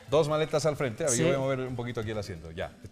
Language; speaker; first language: Spanish; native; Spanish